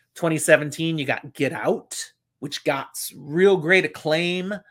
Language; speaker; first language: English; native; English